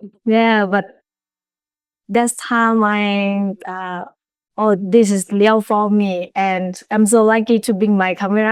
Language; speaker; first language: English; non-native, learner; Lao